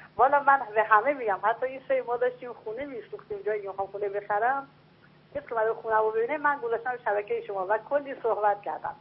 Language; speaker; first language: Persian; native; Persian